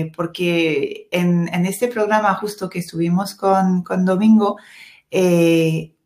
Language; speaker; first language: Spanish; non-native, fluent; French